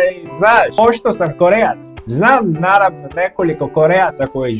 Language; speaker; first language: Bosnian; non-native, learner; Korean